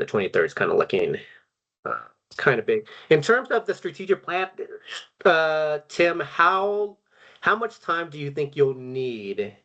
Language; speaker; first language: English; native; English